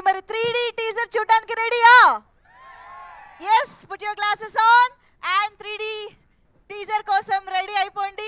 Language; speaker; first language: Telugu; native; Telugu